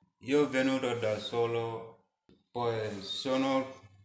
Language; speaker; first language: Italian; non-native, learner; Mandingo